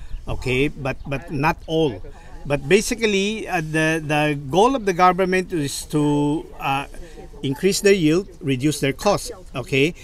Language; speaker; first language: English; non-native, fluent; Chinese